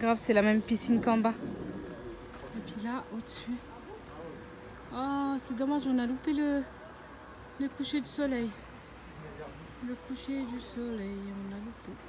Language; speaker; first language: French; native; French